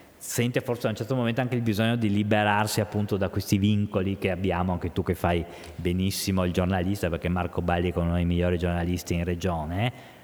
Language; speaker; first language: Italian; native; Italian